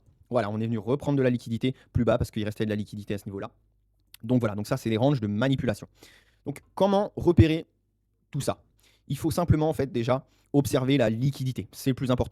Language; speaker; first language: French; native; French